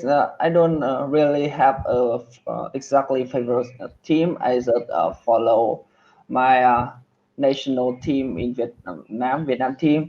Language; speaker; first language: English; non-native, learner; Vietnamese